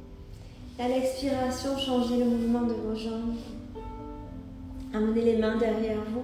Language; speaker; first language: French; native; French